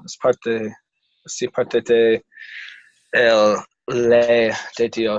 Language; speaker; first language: Spanish; non-native, learner; English